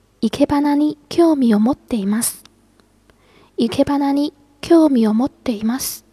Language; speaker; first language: Japanese; non-native, fluent; Chinese